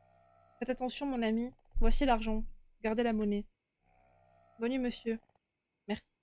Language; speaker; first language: French; native; French